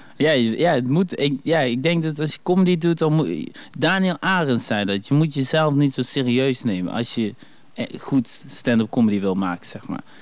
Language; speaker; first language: Dutch; early bilingual, other home language; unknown